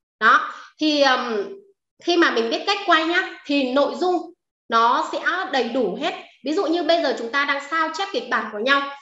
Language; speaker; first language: Vietnamese; non-native, local second language; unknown